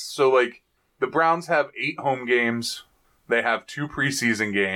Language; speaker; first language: English; native; English